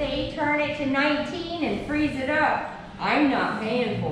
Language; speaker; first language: English; native; English